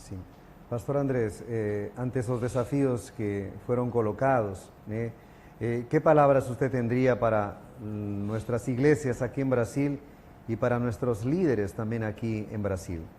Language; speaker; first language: Spanish; non-native, fluent; Portuguese